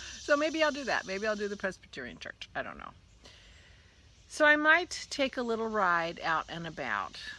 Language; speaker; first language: English; native; English